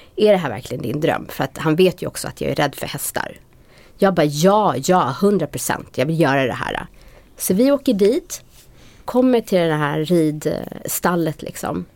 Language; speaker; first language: Swedish; native; Swedish